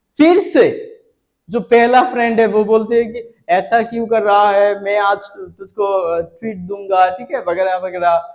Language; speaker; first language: Hindi; non-native, local second language; Bangla